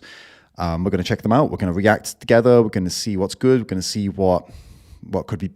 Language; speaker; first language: English; native; English